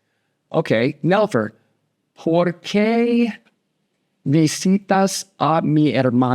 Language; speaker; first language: Spanish; non-native, fluent; English